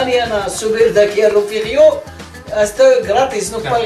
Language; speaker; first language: Spanish; non-native, learner; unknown